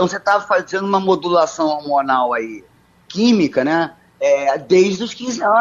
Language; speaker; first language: Portuguese; native; Portuguese